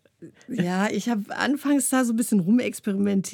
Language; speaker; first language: German; native; German